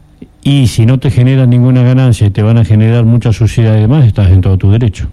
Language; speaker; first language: Spanish; native; Spanish